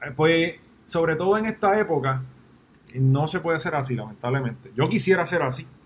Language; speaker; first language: Spanish; native; Spanish